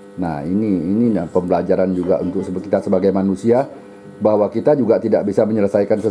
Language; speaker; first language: Indonesian; native; Indonesian